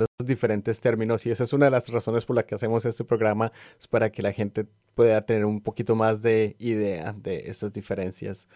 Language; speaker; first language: Spanish; native; Spanish